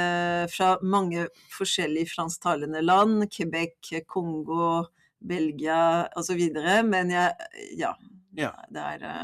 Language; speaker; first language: Norwegian; non-native, fluent; French